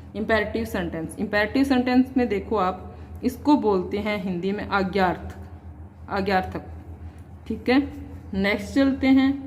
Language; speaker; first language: Hindi; native; Hindi